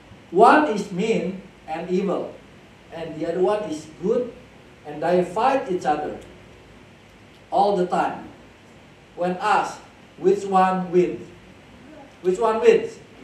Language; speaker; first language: English; non-native, fluent; Indonesian